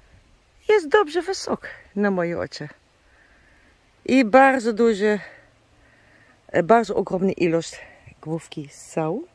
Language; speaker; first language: Polish; non-native, learner; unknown